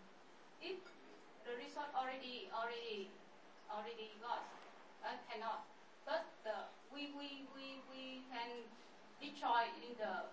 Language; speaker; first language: English; non-native, learner; Vietnamese